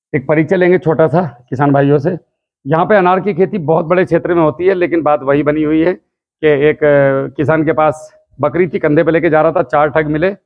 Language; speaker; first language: Hindi; native; Hindi